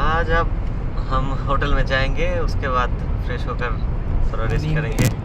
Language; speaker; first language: Hindi; non-native, learner; Bangla